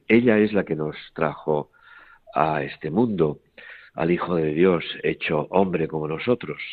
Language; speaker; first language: Spanish; native; Spanish